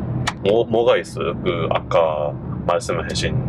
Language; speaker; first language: Korean; non-native, fluent; Japanese